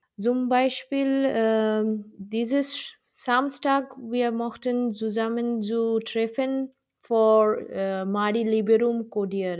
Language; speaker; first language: German; non-native, learner; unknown